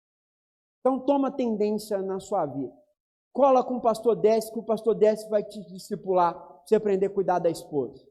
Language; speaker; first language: Portuguese; native; Portuguese